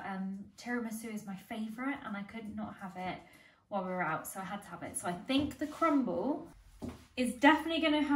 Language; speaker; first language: English; native; English